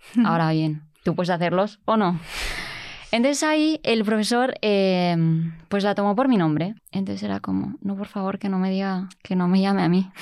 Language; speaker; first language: Spanish; native; Spanish